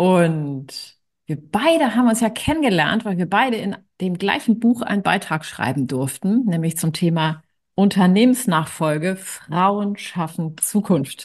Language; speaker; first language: German; native; German